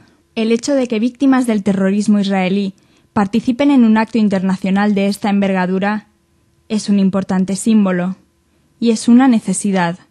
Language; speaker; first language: Spanish; native; Spanish